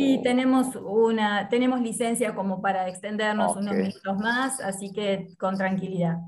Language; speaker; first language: Spanish; native; Spanish